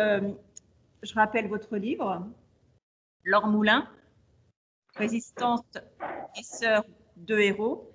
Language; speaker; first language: French; native; French